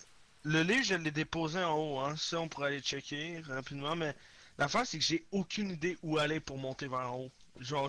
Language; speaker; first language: French; native; French